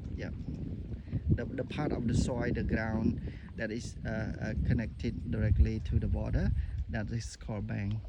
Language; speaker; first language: English; non-native, fluent; Khmer